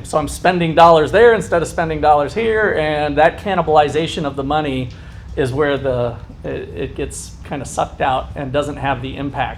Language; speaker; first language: English; native; English